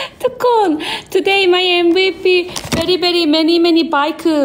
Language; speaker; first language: English; non-native, learner; Korean